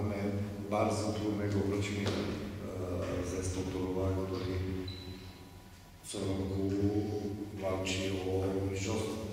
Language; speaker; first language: Polish; non-native, fluent; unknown